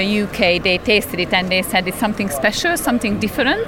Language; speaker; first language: English; non-native, fluent; Hungarian